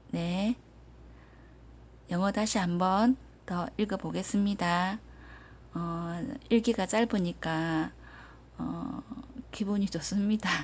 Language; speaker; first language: Korean; native; Korean